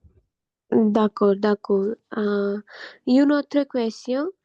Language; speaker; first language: French; non-native, learner; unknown